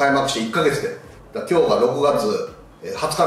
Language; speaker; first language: Japanese; native; Japanese